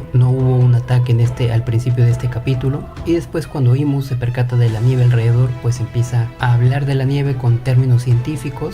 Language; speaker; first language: Spanish; native; Spanish